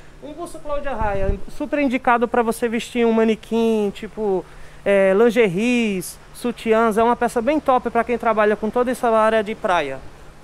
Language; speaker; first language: Portuguese; native; Portuguese